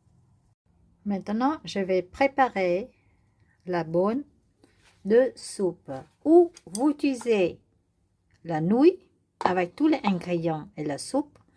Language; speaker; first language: French; non-native, learner; Vietnamese